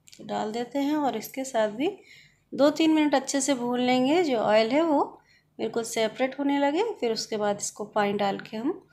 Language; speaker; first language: Hindi; native; Hindi